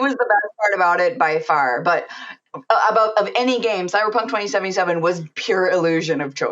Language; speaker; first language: English; native; English